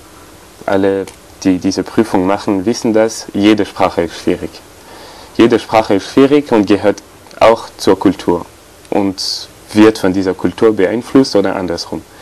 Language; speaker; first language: German; non-native, fluent; French